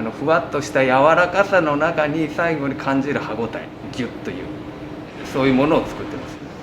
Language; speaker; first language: Japanese; native; Japanese